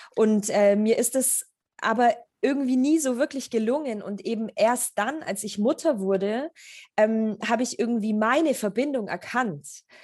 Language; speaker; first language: German; early bilingual, other home language; Polish